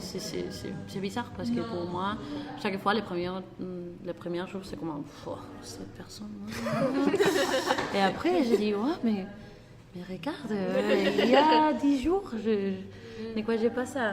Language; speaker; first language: French; non-native, learner; Spanish